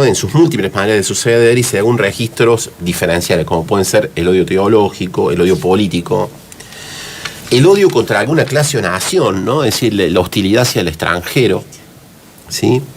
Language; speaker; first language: Spanish; native; Spanish